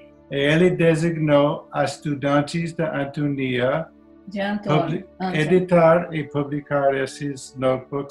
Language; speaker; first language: Portuguese; non-native, learner; English